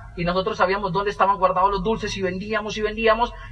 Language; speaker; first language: Spanish; native; Spanish